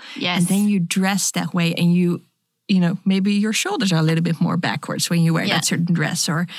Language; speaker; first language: English; non-native, fluent; Dutch